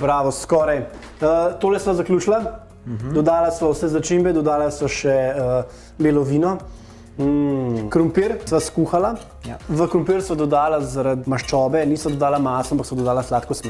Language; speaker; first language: Slovenian; native; Slovenian